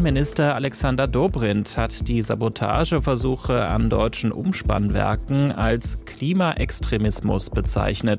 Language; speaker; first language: German; native; German